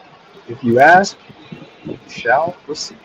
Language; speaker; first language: English; native; English